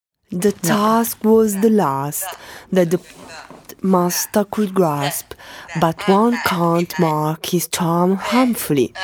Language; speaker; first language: English; non-native, fluent; Italian